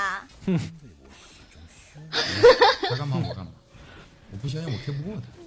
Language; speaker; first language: Chinese; native; Chinese